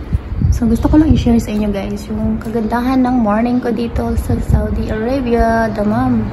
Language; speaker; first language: Filipino; native; Filipino